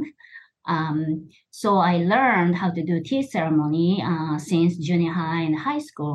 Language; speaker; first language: English; non-native, fluent; Japanese